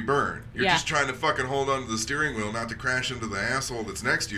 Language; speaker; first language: English; native; English